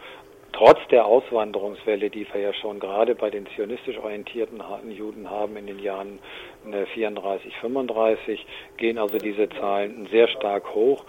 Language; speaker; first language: German; native; German